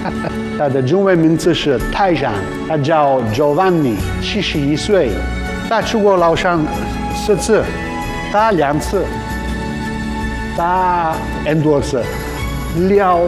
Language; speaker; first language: Chinese; non-native, learner; Italian